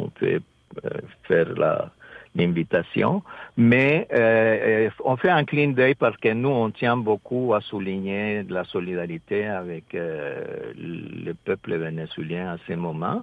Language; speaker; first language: French; non-native, fluent; Spanish